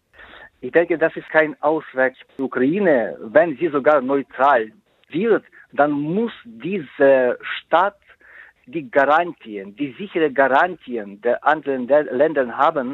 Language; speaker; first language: German; non-native, fluent; Ukrainian